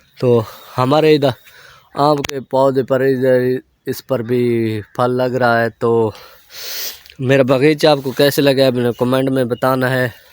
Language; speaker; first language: Urdu; non-native, local second language; Saraiki